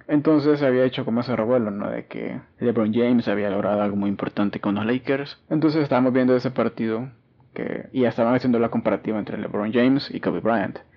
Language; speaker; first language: Spanish; native; Spanish